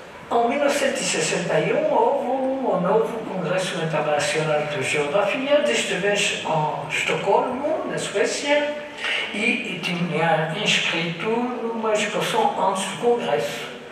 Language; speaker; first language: Portuguese; non-native, fluent; French